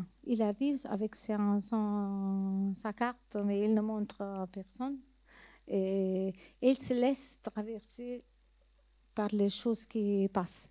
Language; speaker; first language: French; non-native, learner; Italian